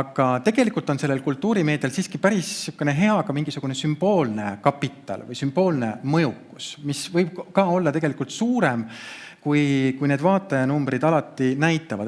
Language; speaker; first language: Estonian; native; Estonian